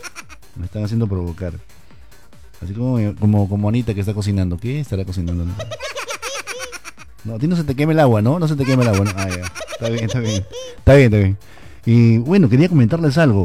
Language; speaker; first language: Spanish; native; Spanish